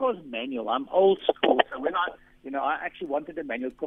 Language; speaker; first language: English; non-native, local second language; Afrikaans